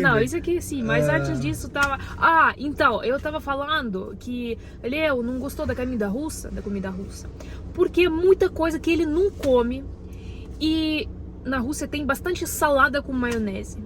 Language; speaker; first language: Portuguese; non-native, learner; Russian